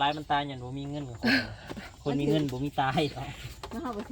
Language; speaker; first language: Thai; non-native, local second language; Northeastern Thai